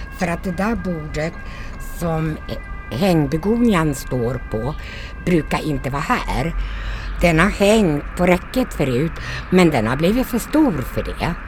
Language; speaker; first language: Swedish; native; Swedish